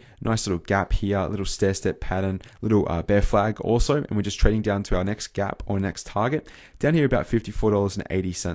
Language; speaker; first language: English; native; English